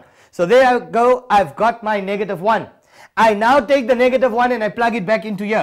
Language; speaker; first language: English; native; English